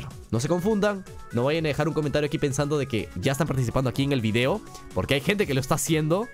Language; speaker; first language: Spanish; native; Spanish